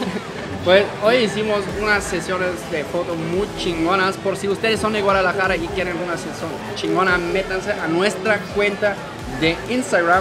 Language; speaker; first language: Spanish; non-native, fluent; German